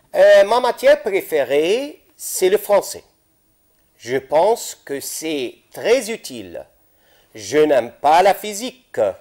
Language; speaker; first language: French; non-native, fluent; Arabic